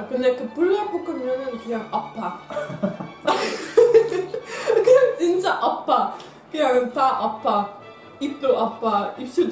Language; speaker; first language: Korean; non-native, learner; Dutch